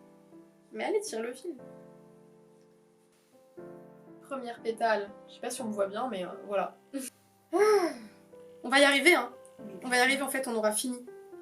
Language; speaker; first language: French; native; French